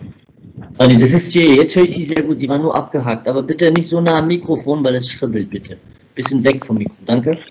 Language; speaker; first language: German; native; German